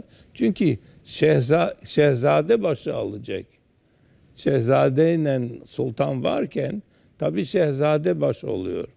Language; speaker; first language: Turkish; early bilingual, heritage; Turkish